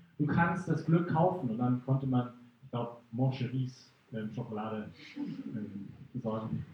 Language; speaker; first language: German; non-native, fluent; English